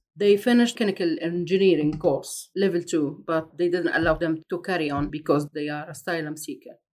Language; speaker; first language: English; non-native, fluent; Arabic